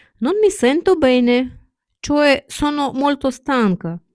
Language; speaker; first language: Italian; non-native, fluent; Ukrainian